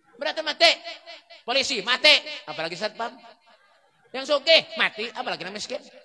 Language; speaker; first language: Indonesian; non-native, local second language; Banjar